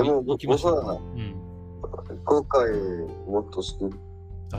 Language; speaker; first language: Japanese; non-native, learner; Arabic